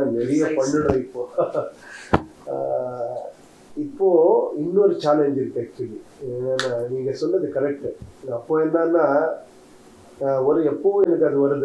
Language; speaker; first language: Tamil; non-native, learner; Kannada